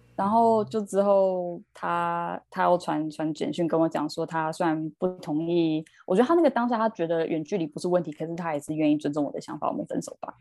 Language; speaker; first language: Chinese; early bilingual, heritage; Chinese